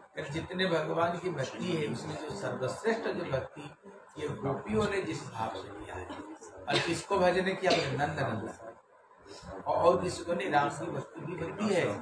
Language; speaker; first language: Hindi; non-native, local second language; Bangla